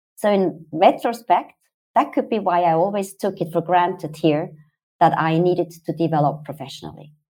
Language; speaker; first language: English; non-native, fluent; German